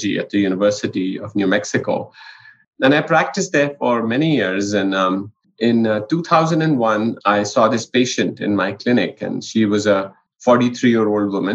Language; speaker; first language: English; non-native, local second language; Punjabi